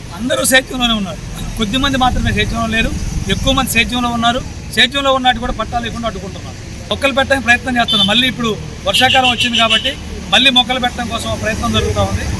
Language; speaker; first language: Telugu; native; Telugu